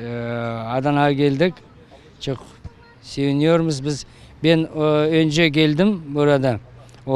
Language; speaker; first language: Turkish; non-native, learner; Kazakh